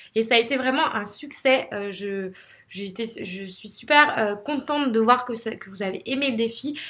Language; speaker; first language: French; native; French